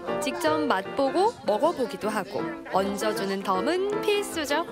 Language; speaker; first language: Korean; native; Korean